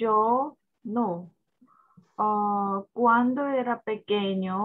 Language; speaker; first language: Spanish; non-native, learner; Korean